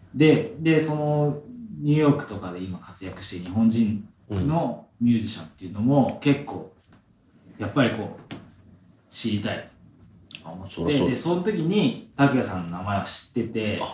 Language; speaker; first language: Japanese; native; Japanese